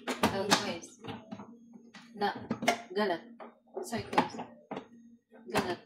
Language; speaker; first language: Arabic; non-native, learner; Filipino